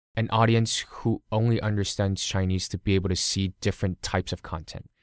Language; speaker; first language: English; early bilingual, other home language; Cantonese